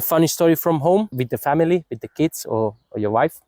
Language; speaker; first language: English; non-native, fluent; Hungarian